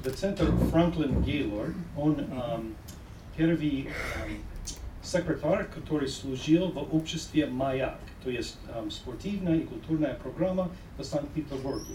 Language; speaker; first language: Russian; non-native, fluent; English